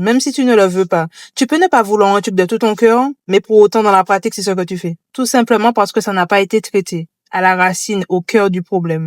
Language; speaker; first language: French; native; French